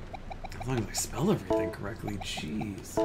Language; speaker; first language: English; native; English